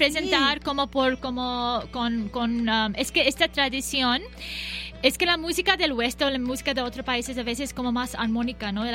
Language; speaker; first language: Spanish; non-native, fluent; Bangla